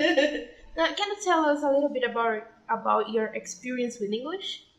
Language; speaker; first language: English; non-native, learner; Portuguese